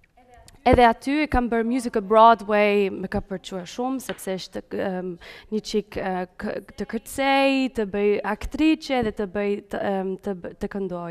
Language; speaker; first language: Albanian; early bilingual, heritage; Spanish